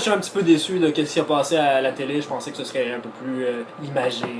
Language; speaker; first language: French; native; French